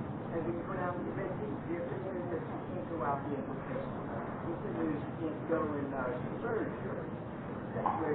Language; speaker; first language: English; native; English